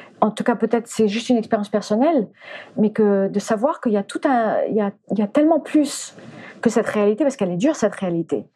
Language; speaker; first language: French; early bilingual, other home language; English